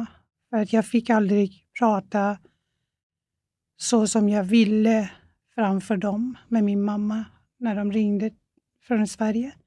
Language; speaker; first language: Swedish; non-native, fluent; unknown